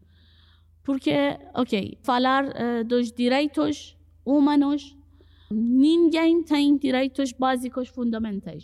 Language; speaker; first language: Portuguese; non-native, fluent; Persian